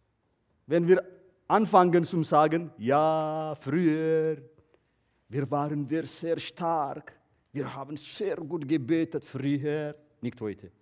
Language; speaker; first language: German; non-native, learner; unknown